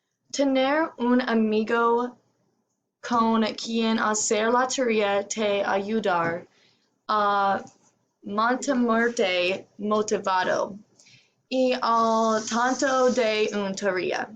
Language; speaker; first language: Spanish; non-native, learner; English